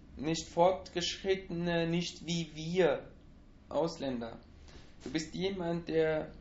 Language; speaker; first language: German; non-native, learner; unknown